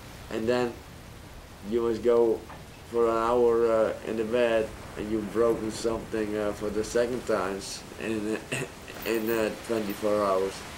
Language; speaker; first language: English; non-native, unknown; Dutch